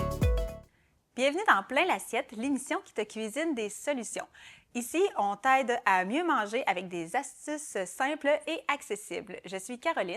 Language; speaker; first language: French; native; French